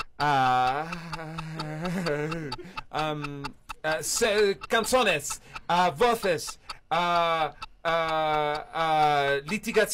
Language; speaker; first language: Spanish; non-native, learner; English